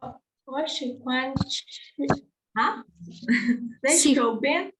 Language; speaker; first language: Chinese; non-native, learner; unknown